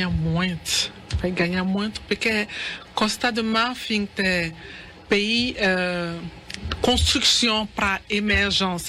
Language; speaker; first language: Portuguese; non-native, learner; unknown